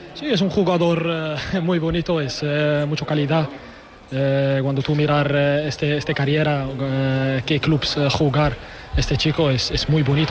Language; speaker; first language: Spanish; non-native, learner; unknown